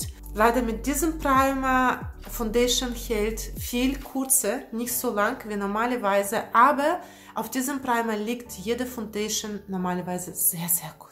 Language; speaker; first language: German; non-native, fluent; Russian